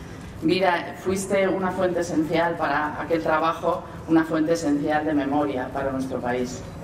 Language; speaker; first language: Spanish; native; Spanish